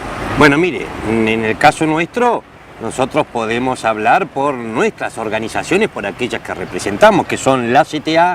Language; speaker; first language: Spanish; native; Spanish